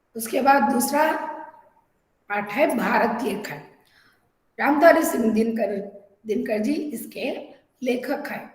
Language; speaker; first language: Hindi; non-native, local second language; Telugu